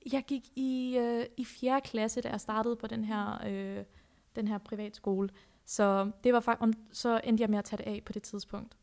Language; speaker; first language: Danish; early bilingual, other home language; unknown